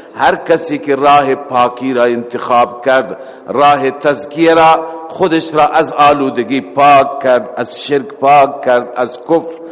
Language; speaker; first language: Persian; native; Persian